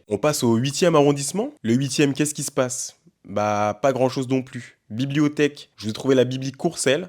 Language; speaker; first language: French; native; French